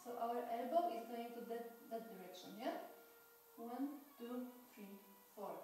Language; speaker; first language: English; non-native, fluent; Polish